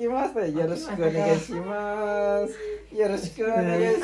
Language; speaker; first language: Japanese; native; Japanese